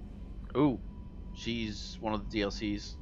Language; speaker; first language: English; native; English